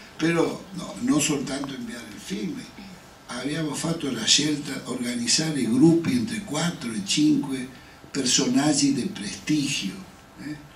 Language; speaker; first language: Italian; non-native, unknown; Spanish